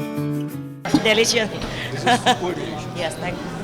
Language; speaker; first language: English; non-native, learner; Thai